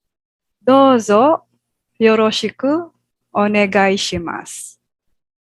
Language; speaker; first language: Japanese; non-native, fluent; Filipino